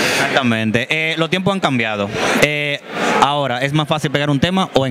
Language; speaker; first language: Spanish; native; Spanish